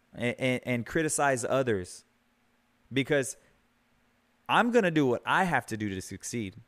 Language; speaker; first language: English; early bilingual, other home language; Spanish